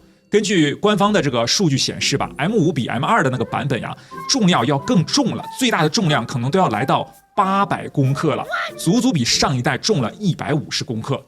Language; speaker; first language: Chinese; native; Chinese